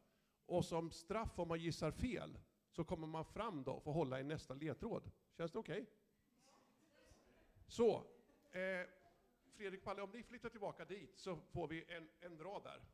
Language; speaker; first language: Swedish; native; Swedish